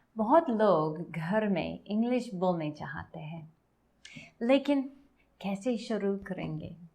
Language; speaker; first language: Hindi; non-native, learner; English